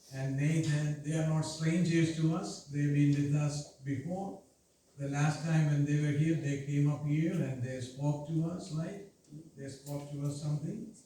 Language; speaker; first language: English; non-native, local second language; Malayalam